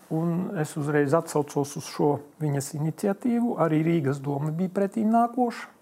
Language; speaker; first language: Latvian; non-native, local second language; Polish